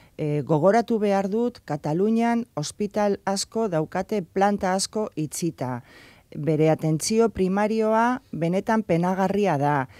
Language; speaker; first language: Basque; non-native, local second language; Spanish